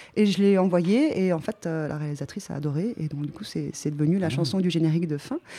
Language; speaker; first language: French; native; French